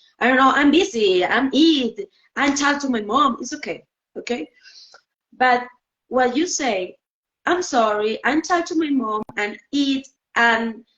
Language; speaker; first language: English; non-native, learner; Spanish